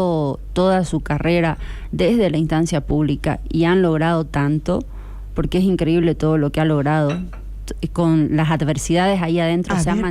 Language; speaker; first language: Spanish; native; Spanish